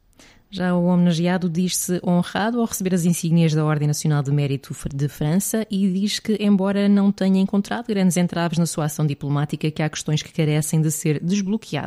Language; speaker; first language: Portuguese; native; Portuguese